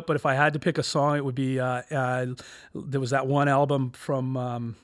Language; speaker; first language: English; native; English